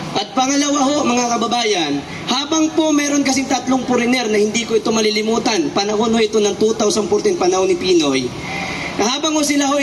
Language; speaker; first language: Filipino; non-native, local second language; Bikol